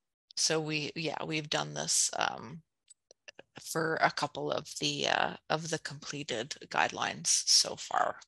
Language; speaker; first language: English; native; English